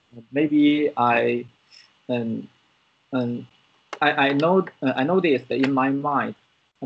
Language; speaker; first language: English; non-native, learner; Chinese